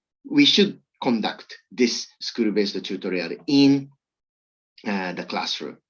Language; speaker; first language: English; non-native, learner; Japanese